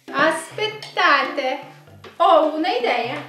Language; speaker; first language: Italian; non-native, fluent; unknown